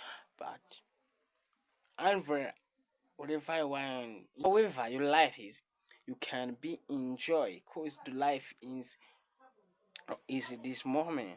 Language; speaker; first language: English; non-native, learner; Rundi